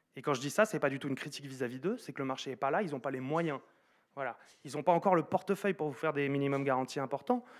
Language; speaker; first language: French; native; French